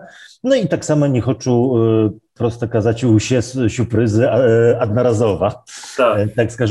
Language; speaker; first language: Belarusian; non-native, local second language; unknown